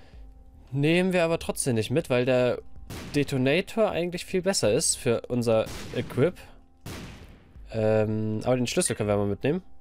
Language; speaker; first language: German; native; German